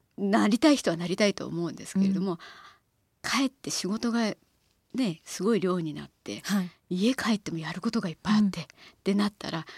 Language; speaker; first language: Japanese; native; Japanese